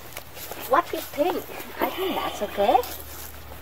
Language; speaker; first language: English; non-native, learner; Vietnamese